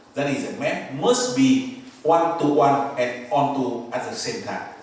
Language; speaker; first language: English; non-native, fluent; Vietnamese